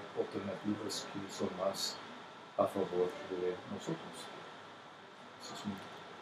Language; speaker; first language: Spanish; non-native, fluent; English